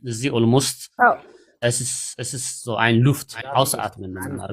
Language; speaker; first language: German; non-native, fluent; Amharic